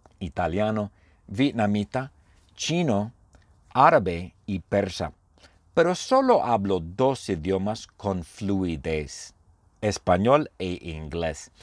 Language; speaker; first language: Spanish; non-native, fluent; English